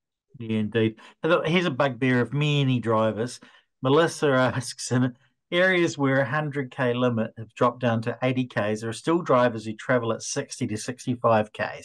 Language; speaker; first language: English; native; English